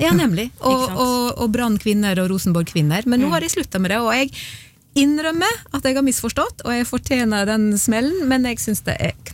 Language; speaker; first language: Norwegian; native; Norwegian